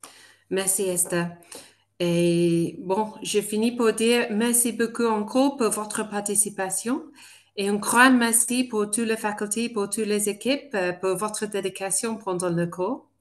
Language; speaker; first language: French; non-native, fluent; English